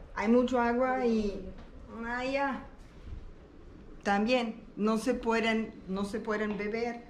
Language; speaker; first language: Spanish; non-native, learner; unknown